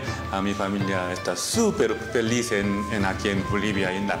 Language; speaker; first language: Spanish; non-native, learner; Korean